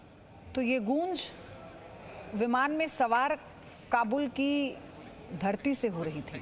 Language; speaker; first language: Hindi; native; Hindi